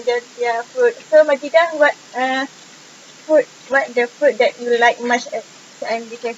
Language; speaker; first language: English; non-native, local second language; Malay